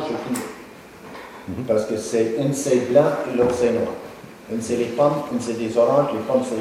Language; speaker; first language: French; non-native, local second language; English